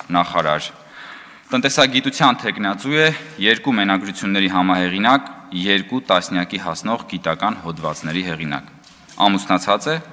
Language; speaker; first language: Armenian; native; Armenian